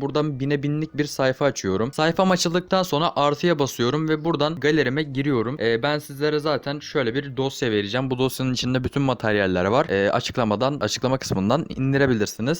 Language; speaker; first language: Turkish; native; Turkish